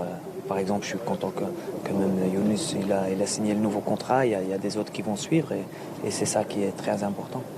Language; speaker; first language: French; non-native, local second language; Dutch